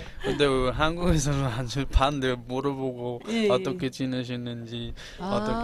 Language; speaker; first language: Korean; non-native, fluent; Bangla